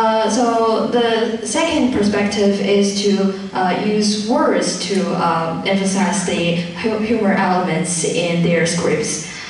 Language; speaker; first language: English; non-native, fluent; Chinese